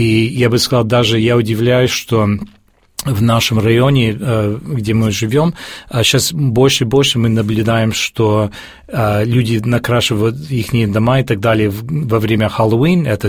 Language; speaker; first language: Russian; early bilingual, heritage; Russian